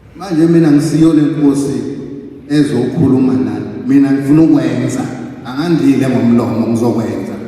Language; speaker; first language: Zulu; native; Zulu